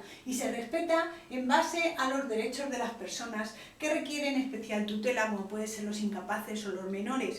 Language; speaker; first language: Spanish; native; Spanish